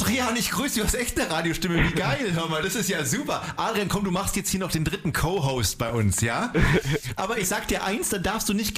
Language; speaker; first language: German; native; German